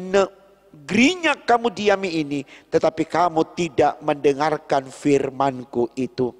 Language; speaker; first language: Indonesian; native; Indonesian